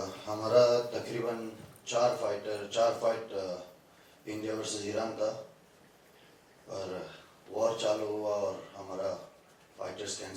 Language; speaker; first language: Hindi; non-native, fluent; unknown